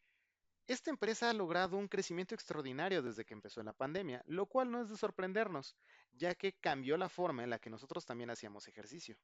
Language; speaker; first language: Spanish; native; Spanish